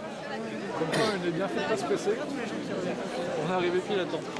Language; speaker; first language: French; native; French